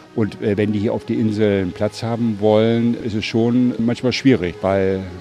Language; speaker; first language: German; native; German